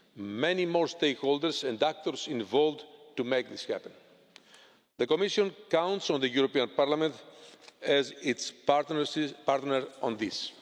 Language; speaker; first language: English; non-native, fluent; Greek